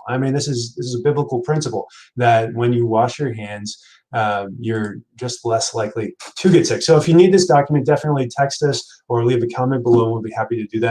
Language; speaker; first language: English; native; English